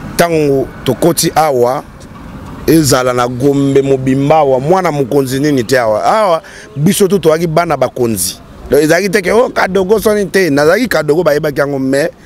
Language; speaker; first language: French; non-native, local second language; Lingala